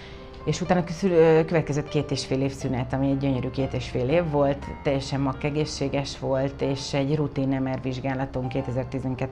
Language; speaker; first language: Hungarian; native; Hungarian